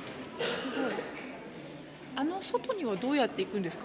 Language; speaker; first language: Japanese; native; Japanese